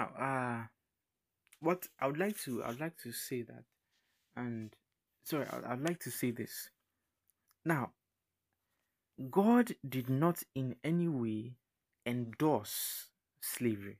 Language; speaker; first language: English; non-native, local second language; Yoruba